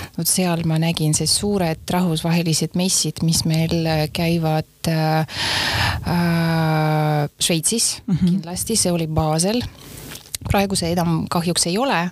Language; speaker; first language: Estonian; non-native, local second language; Russian